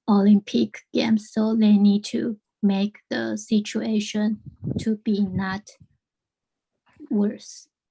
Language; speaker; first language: English; non-native, learner; Chinese